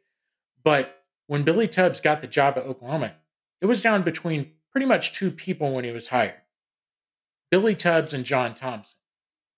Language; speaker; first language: English; native; English